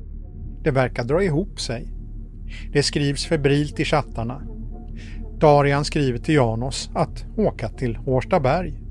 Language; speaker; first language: Swedish; native; Swedish